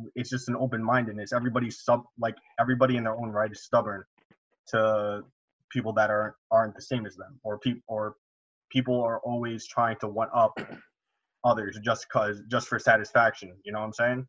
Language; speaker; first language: English; native; English